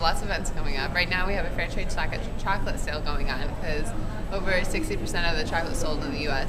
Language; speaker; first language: English; native; English